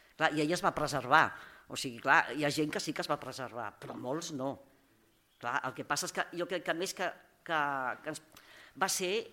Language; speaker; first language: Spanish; non-native, local second language; Catalan